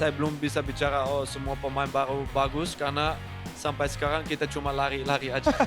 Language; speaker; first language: Indonesian; non-native, fluent; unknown